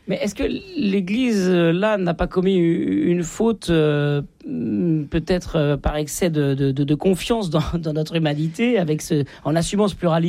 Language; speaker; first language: French; native; French